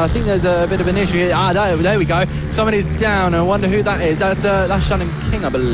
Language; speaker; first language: English; native; English